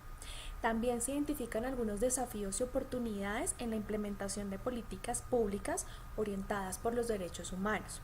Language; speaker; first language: Spanish; native; Spanish